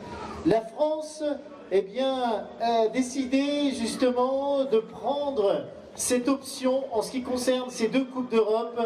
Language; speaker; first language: French; native; French